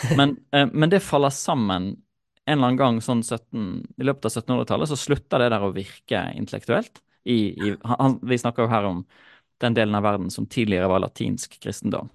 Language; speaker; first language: Norwegian; native; Norwegian